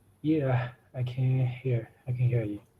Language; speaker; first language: English; non-native, learner; Chinese